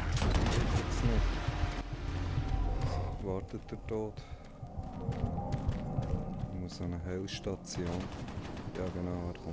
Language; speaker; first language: German; native; German